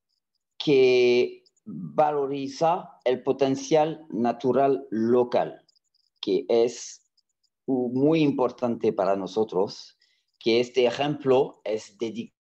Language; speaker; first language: Spanish; non-native, fluent; French